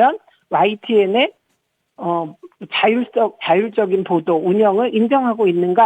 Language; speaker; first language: Korean; native; Korean